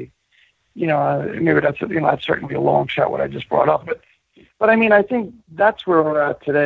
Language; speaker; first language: English; native; English